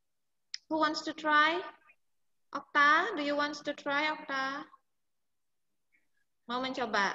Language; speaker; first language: English; non-native, fluent; Indonesian